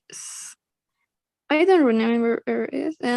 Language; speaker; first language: English; non-native, learner; Spanish